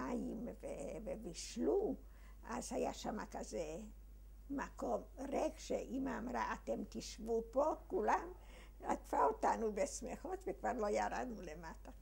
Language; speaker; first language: Hebrew; early bilingual, other home language; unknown